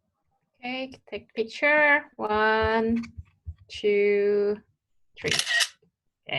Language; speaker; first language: English; non-native, local second language; Indonesian